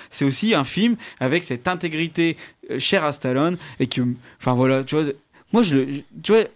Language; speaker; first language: French; native; French